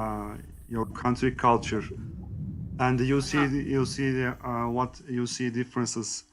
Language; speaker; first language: English; non-native, learner; Turkish